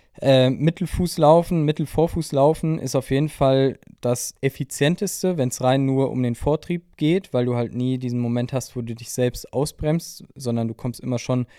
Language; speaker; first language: German; native; German